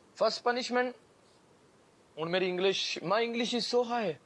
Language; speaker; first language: English; non-native, learner; Punjabi